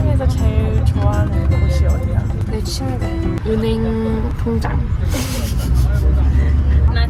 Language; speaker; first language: Korean; early bilingual, heritage; English